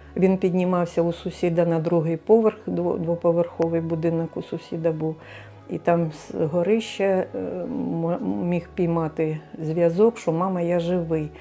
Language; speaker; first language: Ukrainian; non-native, local second language; Russian